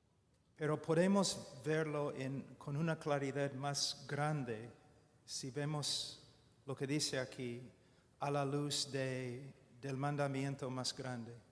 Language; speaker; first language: Spanish; non-native, fluent; English